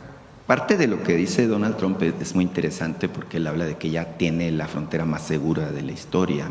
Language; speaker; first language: Spanish; native; Spanish